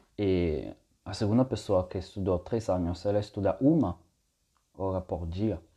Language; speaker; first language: Portuguese; non-native, fluent; Italian